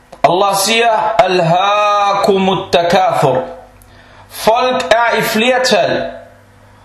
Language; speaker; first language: Danish; early bilingual, other home language; Arabic